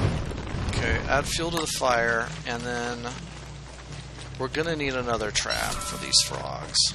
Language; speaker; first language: English; native; English